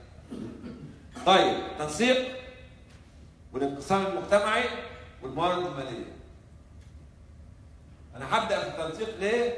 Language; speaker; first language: Arabic; native; Arabic